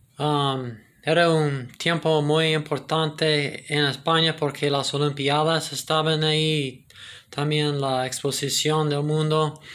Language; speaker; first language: Spanish; non-native, fluent; English